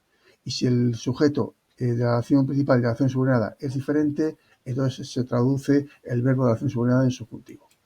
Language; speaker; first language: Spanish; native; Spanish